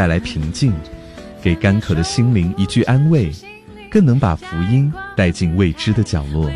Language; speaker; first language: Chinese; native; Chinese